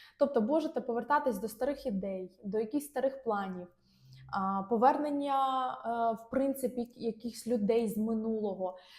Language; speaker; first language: Ukrainian; non-native, local second language; Russian